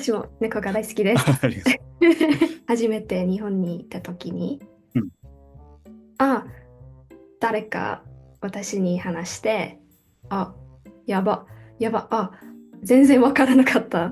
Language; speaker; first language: Japanese; non-native, learner; English